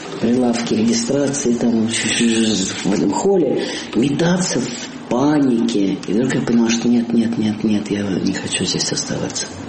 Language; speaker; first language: Russian; native; Russian